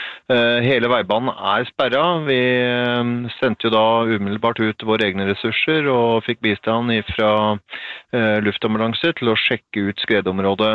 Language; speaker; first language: Norwegian; native; Norwegian